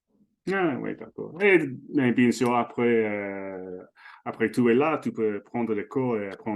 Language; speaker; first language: French; non-native, fluent; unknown